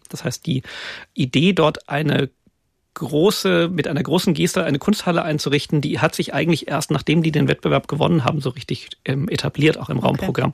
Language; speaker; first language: German; native; German